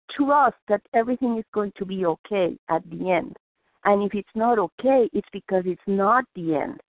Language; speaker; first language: English; non-native, fluent; Spanish